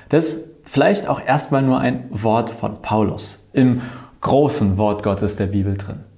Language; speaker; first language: German; native; German